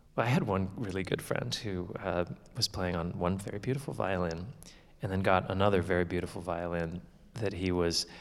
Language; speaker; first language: English; native; English